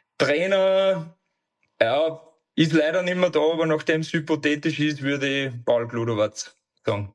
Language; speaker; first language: German; native; German